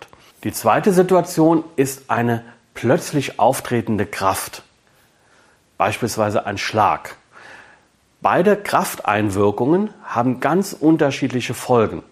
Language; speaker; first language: German; native; German